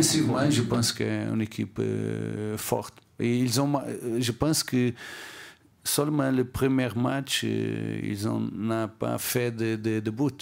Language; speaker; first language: French; non-native, learner; Portuguese